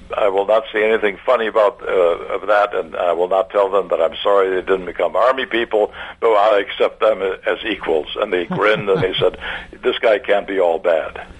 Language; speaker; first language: English; early bilingual, other home language; German